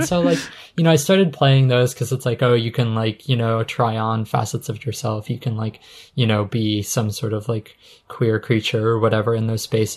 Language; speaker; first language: English; native; English